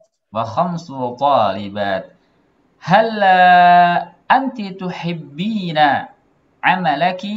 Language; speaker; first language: Arabic; non-native, fluent; Indonesian